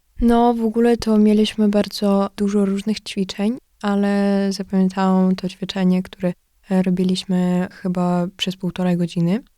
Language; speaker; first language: Polish; non-native, learner; Ukrainian